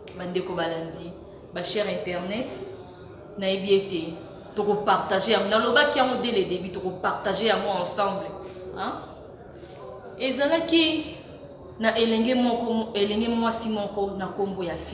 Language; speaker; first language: Lingala; non-native, local second language; Kongo